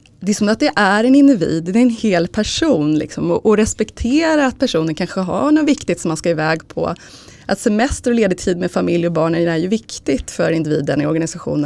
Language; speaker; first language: Swedish; native; Swedish